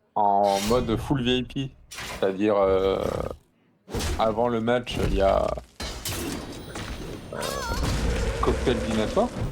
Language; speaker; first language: French; native; French